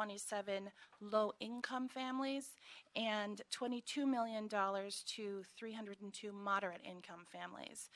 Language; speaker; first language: English; native; English